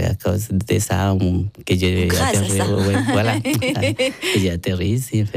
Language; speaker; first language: French; non-native, learner; Spanish